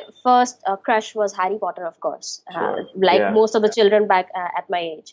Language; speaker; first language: English; non-native, local second language; Hindi